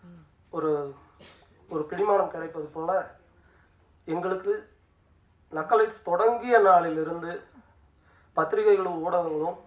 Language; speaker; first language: Tamil; native; Tamil